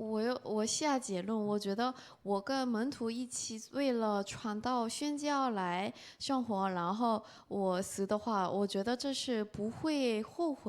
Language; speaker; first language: Chinese; non-native, fluent; Korean